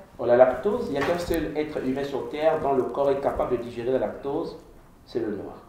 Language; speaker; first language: French; non-native, local second language; Kongo